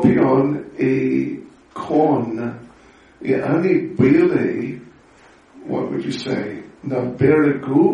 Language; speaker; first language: Russian; non-native, learner; English